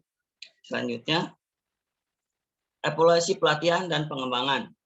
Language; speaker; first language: Indonesian; native; Indonesian